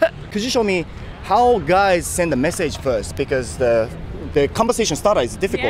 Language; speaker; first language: English; non-native, fluent; Japanese